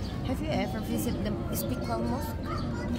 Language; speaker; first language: English; non-native, learner; Indonesian